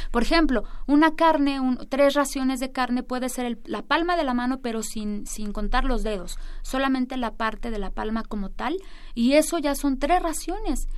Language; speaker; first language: Spanish; native; Spanish